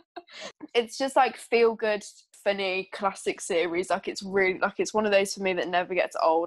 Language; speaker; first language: English; native; English